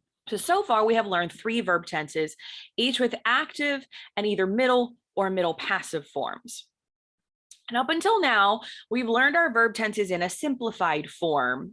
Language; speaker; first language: English; native; English